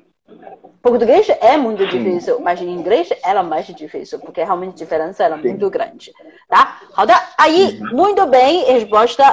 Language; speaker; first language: Portuguese; non-native, fluent; Chinese